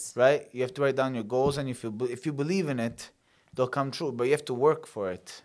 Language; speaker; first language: English; early bilingual, other home language; Italian